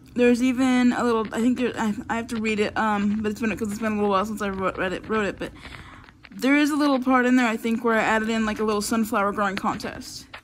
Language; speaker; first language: English; native; English